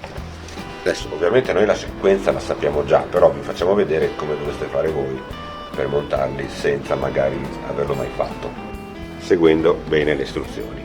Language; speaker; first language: Italian; native; Italian